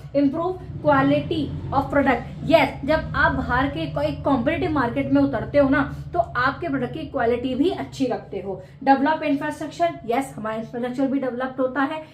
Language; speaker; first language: Hindi; native; Hindi